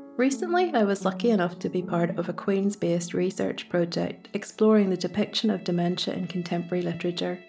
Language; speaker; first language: English; native; English